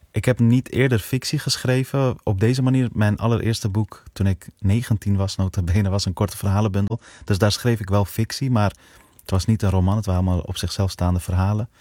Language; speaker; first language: Dutch; early bilingual, other home language; Persian